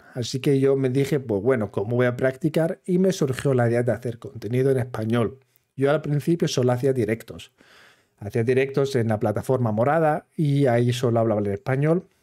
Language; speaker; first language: Spanish; non-native, fluent; German